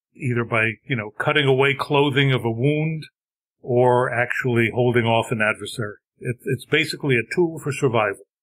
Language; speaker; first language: English; native; English